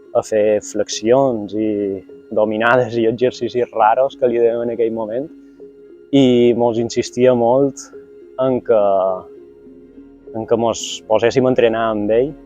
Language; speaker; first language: Catalan; native; Catalan